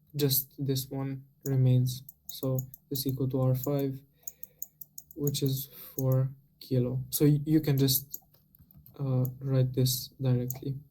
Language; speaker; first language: English; non-native, fluent; Romanian